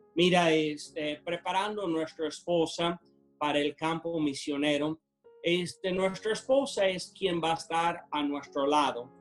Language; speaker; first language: Spanish; non-native, fluent; English